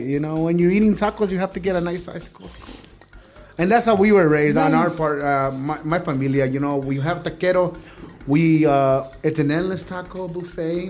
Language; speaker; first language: English; early bilingual, other home language; Spanish